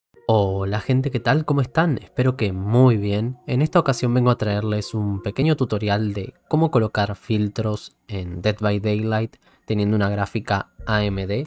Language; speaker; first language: Spanish; native; Spanish